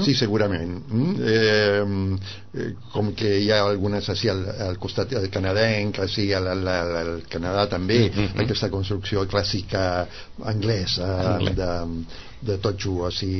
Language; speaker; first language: Catalan; non-native, fluent; Spanish